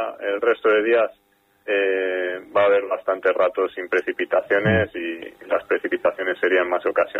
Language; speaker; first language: Spanish; native; Spanish